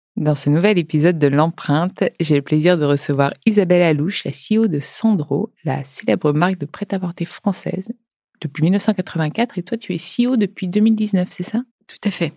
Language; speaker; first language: French; native; French